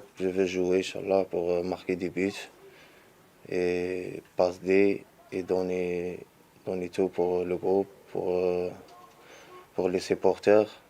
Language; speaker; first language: French; non-native, local second language; Arabic